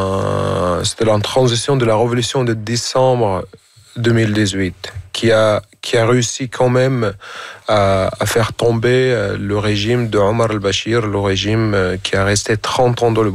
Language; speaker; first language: French; non-native, fluent; Arabic